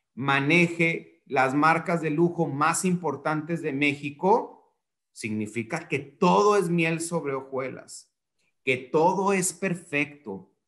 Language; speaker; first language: Spanish; native; Spanish